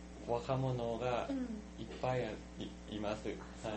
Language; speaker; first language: Japanese; non-native, learner; Thai